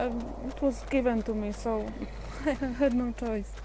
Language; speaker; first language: English; non-native, fluent; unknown